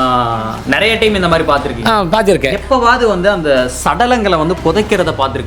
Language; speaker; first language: Tamil; native; Tamil